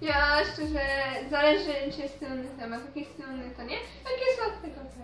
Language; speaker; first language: Polish; early bilingual, heritage; Polish